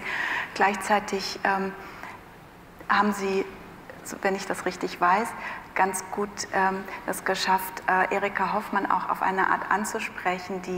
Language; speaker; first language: German; native; German